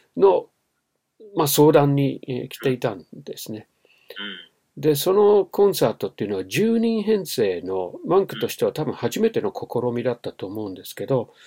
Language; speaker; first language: Japanese; non-native, fluent; English